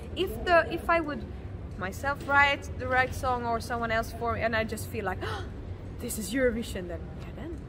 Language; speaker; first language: English; non-native, fluent; Finnish